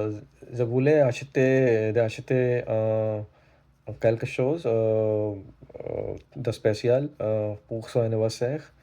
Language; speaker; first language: French; non-native, learner; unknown